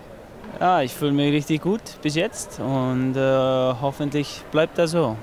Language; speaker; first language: German; non-native, fluent; Icelandic